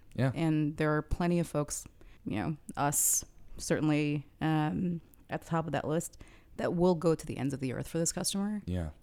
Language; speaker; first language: English; early bilingual, other home language; Arabic